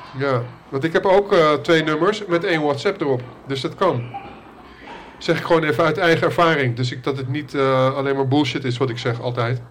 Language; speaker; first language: Dutch; native; Dutch